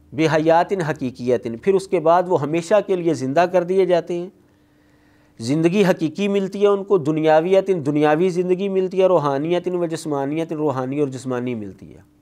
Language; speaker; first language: Urdu; non-native, local second language; Punjabi